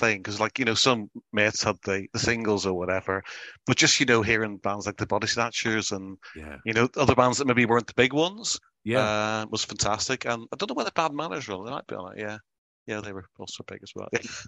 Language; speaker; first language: English; native; English